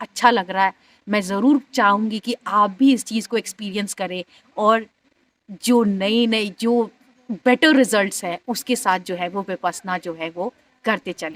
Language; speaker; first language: Hindi; native; Hindi